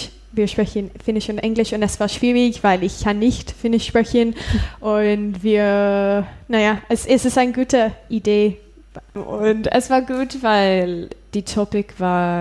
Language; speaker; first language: German; non-native, learner; English